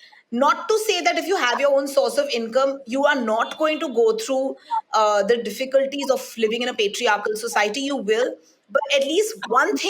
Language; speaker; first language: English; non-native, local second language; Hindi